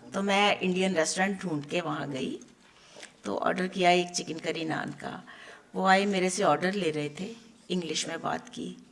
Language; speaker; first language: Hindi; native; Hindi